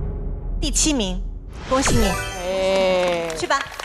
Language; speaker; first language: Chinese; native; Chinese